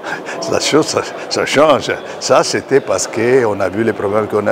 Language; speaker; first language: French; non-native, fluent; Italian